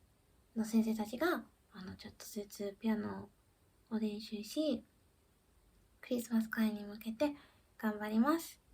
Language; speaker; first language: Japanese; early bilingual, heritage; Japanese